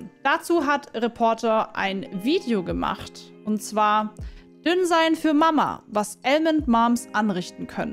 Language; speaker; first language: German; native; German